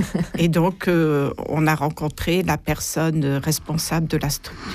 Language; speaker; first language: French; native; French